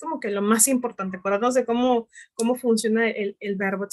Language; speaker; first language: Spanish; native; Spanish